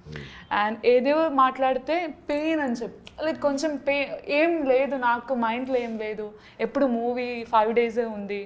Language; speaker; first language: Telugu; non-native, learner; Malayalam